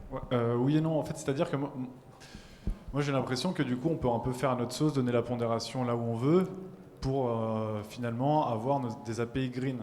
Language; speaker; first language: French; native; French